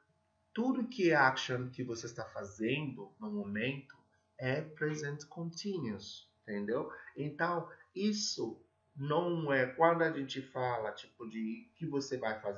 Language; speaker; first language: Portuguese; non-native, fluent; English